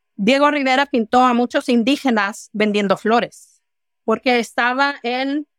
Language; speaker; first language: Spanish; early bilingual, heritage; Spanish